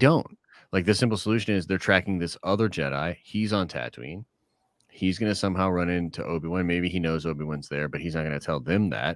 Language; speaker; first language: English; native; English